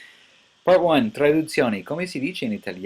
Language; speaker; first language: Italian; non-native, fluent; English